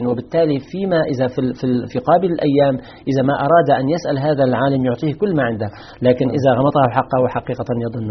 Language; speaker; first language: Arabic; native; Arabic